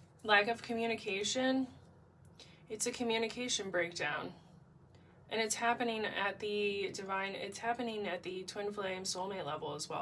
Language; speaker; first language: English; native; English